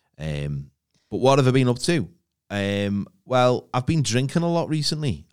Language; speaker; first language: English; native; English